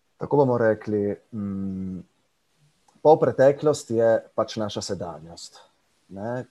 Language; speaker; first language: Slovenian; native; Slovenian